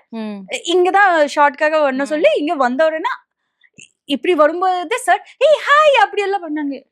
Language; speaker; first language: Tamil; non-native, local second language; Bangla